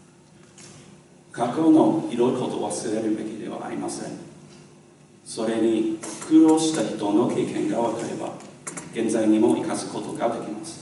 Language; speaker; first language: Japanese; non-native, learner; English